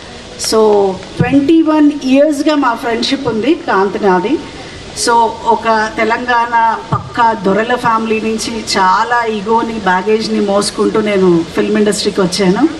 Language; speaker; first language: Telugu; native; Telugu